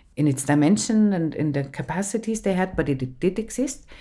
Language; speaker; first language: English; non-native, fluent; German